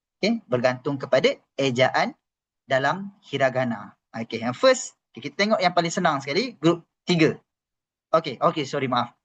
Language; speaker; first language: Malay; native; Malay